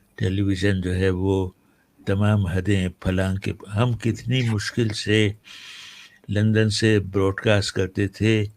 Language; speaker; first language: Urdu; native; Urdu